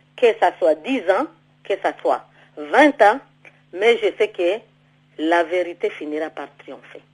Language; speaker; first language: French; non-native, local second language; Swahili